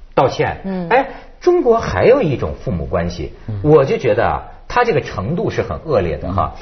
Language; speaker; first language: Chinese; native; Chinese